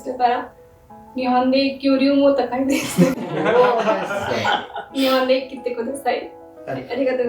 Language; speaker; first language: Japanese; non-native, learner; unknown